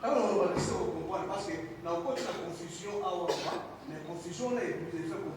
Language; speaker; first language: French; non-native, local second language; Lingala